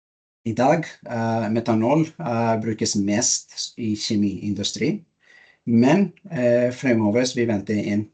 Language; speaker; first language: Norwegian; non-native, learner; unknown